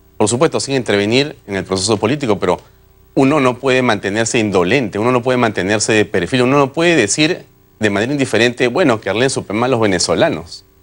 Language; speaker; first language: Spanish; native; Spanish